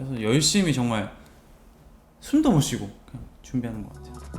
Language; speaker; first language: Korean; native; Korean